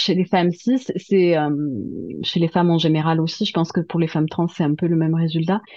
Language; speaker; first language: French; native; French